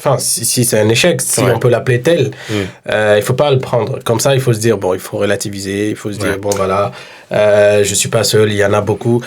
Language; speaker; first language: French; non-native, local second language; Wolof